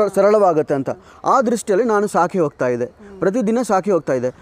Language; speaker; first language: Kannada; non-native, fluent; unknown